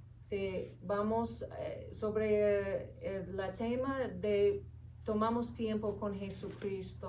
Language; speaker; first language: Spanish; non-native, fluent; English